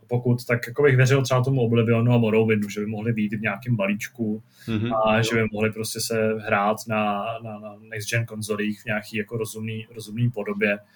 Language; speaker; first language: Czech; native; Czech